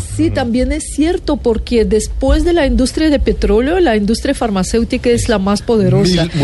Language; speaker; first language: Spanish; non-native, fluent; Russian